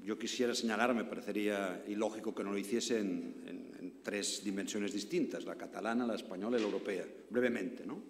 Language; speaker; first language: Spanish; non-native, local second language; Catalan